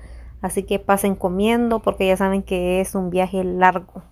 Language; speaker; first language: Spanish; native; Spanish